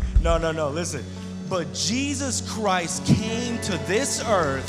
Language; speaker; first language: English; early bilingual, other home language; Spanish